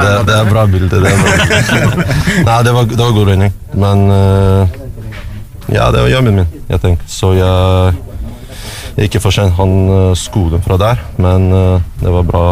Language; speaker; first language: Norwegian; non-native, learner; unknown